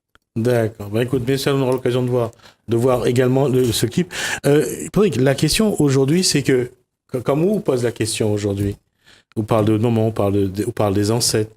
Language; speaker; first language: French; non-native, local second language; Réunion Creole French